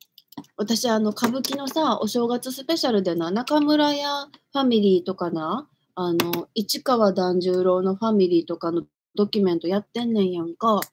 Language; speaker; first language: Japanese; native; Japanese